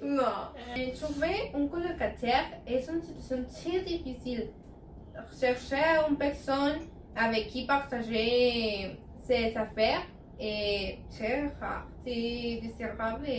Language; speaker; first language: French; non-native, learner; Spanish